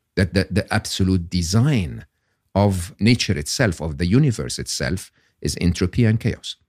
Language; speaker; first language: English; non-native, fluent; Arabic